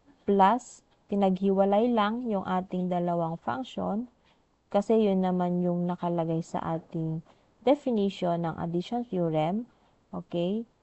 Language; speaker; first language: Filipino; native; Filipino